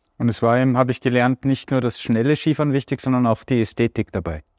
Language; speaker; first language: German; native; German